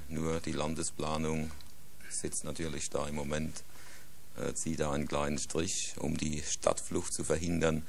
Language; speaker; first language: German; native; German